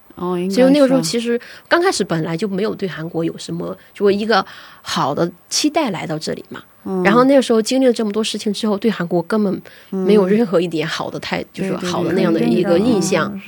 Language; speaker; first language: Chinese; native; Chinese